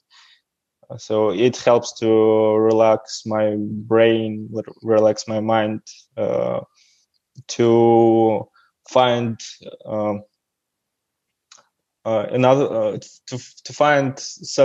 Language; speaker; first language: English; non-native, learner; Russian